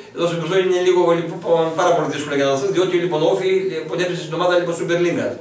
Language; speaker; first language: Greek; native; Greek